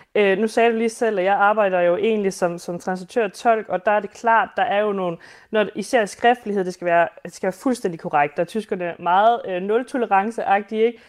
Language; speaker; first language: Danish; native; Danish